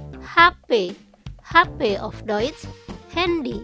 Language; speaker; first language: German; non-native, fluent; Indonesian